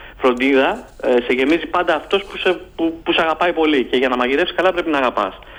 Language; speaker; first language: Greek; native; Greek